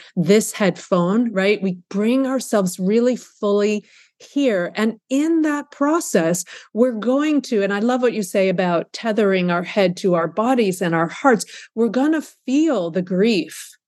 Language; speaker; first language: English; early bilingual, other home language; Russian